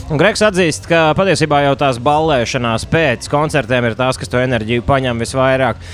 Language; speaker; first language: Latvian; native; Latvian